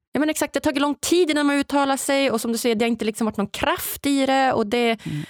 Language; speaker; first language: Swedish; native; Swedish